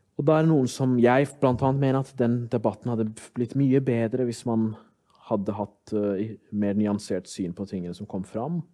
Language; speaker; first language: Norwegian; early bilingual, other home language; Somali